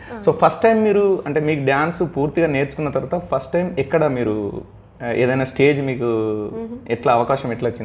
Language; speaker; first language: Telugu; native; Telugu